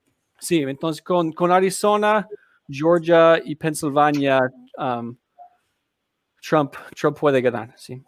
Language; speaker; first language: Portuguese; non-native, learner; English